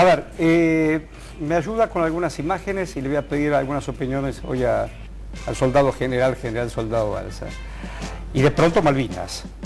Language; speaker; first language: Spanish; native; Spanish